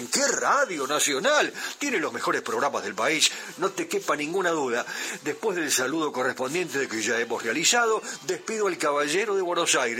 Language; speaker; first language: Spanish; native; Spanish